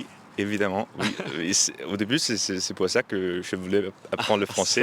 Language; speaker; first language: French; non-native, fluent; Danish